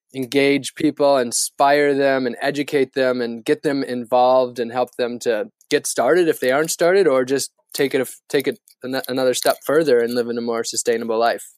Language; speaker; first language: English; native; English